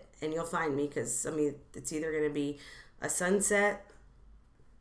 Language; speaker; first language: English; native; English